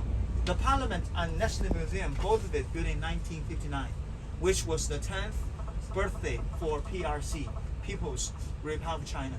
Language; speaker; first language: English; non-native, fluent; Chinese